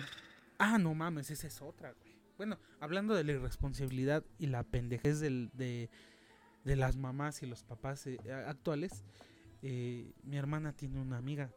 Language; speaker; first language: Spanish; native; Spanish